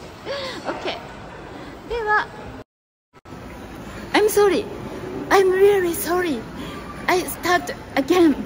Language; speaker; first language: English; non-native, learner; Japanese